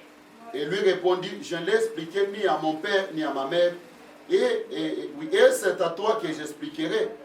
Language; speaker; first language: French; non-native, local second language; Lingala